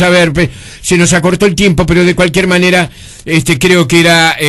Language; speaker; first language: Spanish; native; Spanish